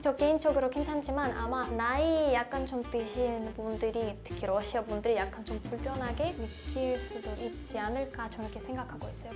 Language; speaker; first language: Korean; non-native, fluent; Russian